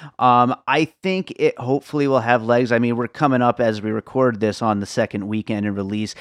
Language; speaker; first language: English; native; English